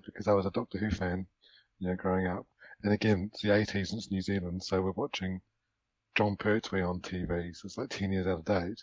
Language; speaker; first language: English; native; English